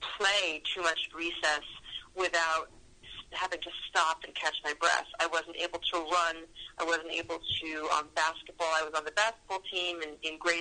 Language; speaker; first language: English; native; English